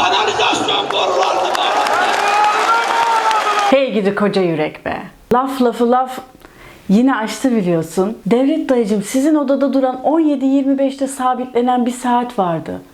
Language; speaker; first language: Turkish; native; Turkish